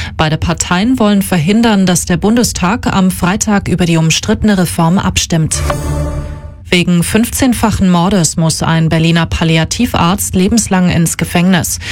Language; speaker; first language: German; native; German